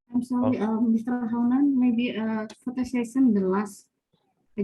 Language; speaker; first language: English; non-native, fluent; Indonesian